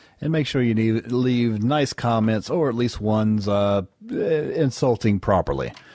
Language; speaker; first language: English; native; English